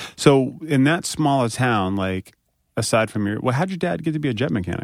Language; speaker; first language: English; native; English